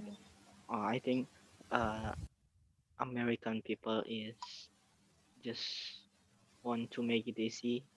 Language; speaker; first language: English; non-native, learner; Indonesian